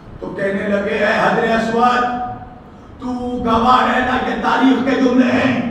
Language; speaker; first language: Urdu; native; Urdu